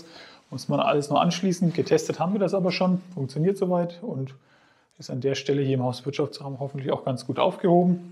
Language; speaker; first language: German; native; German